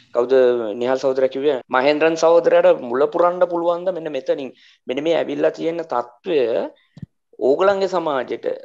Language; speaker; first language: Sinhala; native; Sinhala